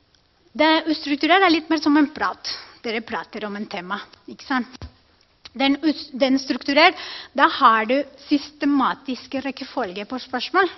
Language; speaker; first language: Norwegian; non-native, fluent; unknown